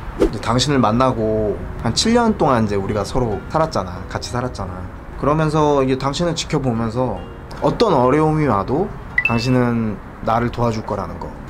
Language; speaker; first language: Korean; native; Korean